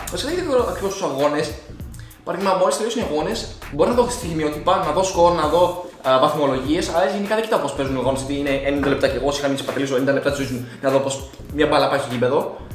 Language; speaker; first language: Greek; early bilingual, other home language; Russian